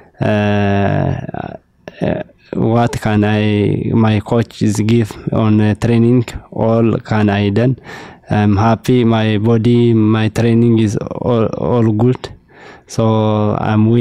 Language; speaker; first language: English; non-native, learner; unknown